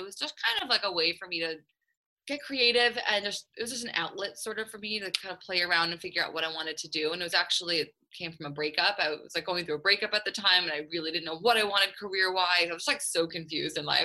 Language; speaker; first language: English; native; English